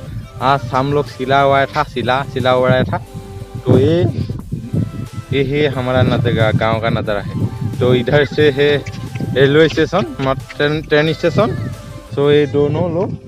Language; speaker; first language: Hindi; non-native, local second language; Assamese